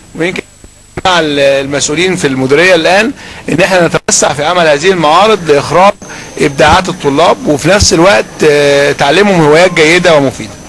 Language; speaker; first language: Egyptian Arabic; native; Egyptian Arabic